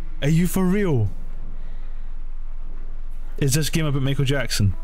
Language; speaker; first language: English; native; English